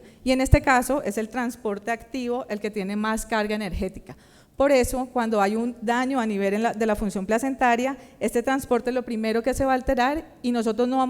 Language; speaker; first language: Spanish; native; Spanish